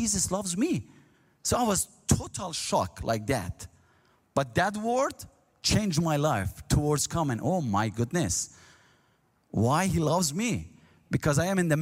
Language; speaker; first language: English; non-native, learner; Azerbaijani